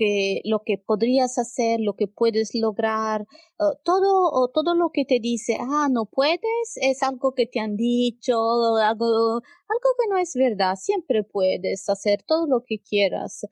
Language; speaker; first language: Spanish; non-native, fluent; Italian